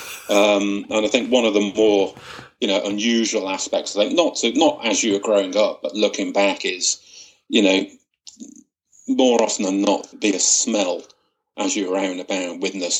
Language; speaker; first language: English; native; English